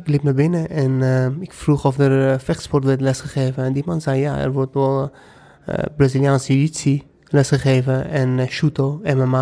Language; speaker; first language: Dutch; non-native, fluent; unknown